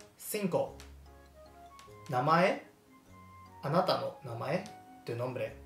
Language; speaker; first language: Spanish; non-native, learner; Japanese